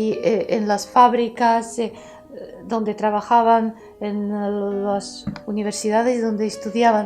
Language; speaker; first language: Spanish; early bilingual, heritage; Spanish